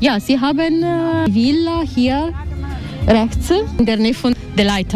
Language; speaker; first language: German; non-native, learner; Italian